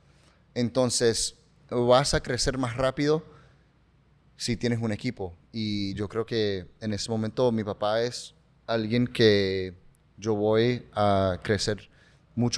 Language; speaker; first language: Spanish; early bilingual, heritage; English